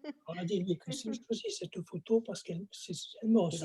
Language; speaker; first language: French; native; French